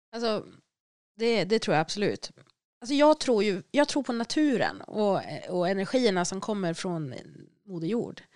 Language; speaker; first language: Swedish; native; Swedish